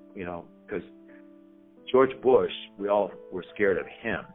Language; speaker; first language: English; native; English